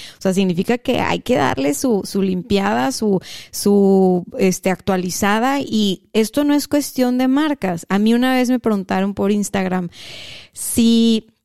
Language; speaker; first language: Spanish; native; Spanish